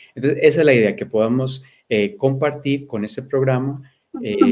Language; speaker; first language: Spanish; early bilingual, heritage; Spanish